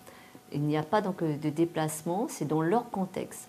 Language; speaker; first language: French; native; French